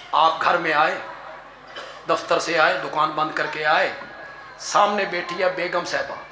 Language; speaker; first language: Urdu; non-native, local second language; Punjabi